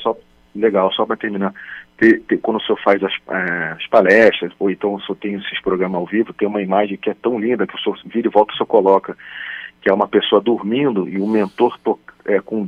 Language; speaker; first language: Portuguese; native; Portuguese